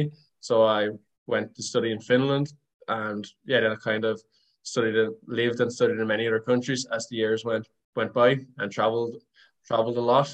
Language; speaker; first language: English; native; English